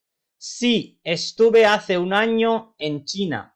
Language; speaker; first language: Spanish; non-native, fluent; Urdu